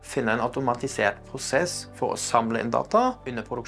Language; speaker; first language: Norwegian; non-native, fluent; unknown